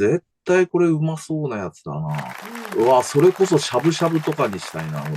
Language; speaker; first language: Japanese; native; Japanese